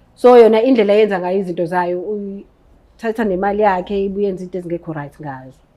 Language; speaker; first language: Zulu; native; Zulu